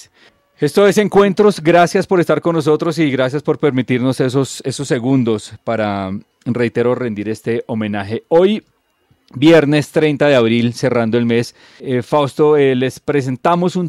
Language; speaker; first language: Spanish; native; Spanish